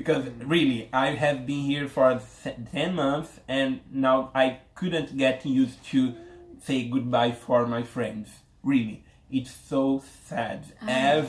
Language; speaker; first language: English; non-native, learner; Portuguese